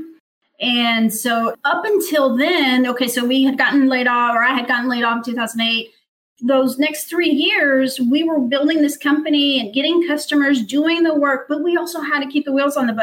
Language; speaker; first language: English; early bilingual, other home language; Spanish